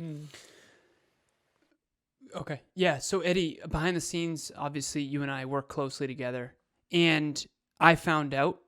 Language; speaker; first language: English; native; English